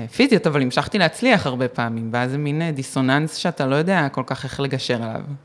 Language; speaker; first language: Hebrew; native; Hebrew